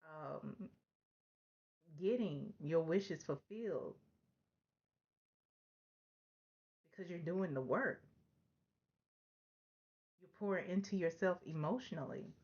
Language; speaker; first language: English; native; English